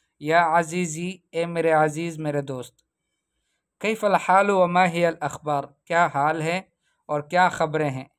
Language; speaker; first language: Urdu; native; Urdu